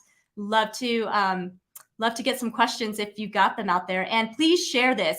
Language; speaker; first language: English; native; English